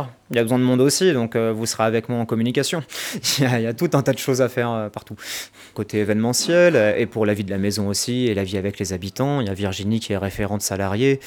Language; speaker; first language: French; native; French